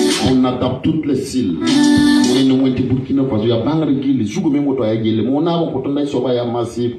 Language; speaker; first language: French; non-native, local second language; Mossi